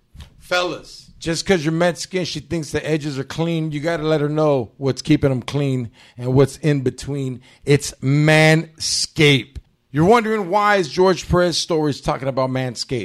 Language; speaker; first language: English; native; English